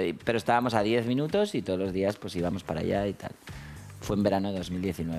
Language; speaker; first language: Spanish; native; Spanish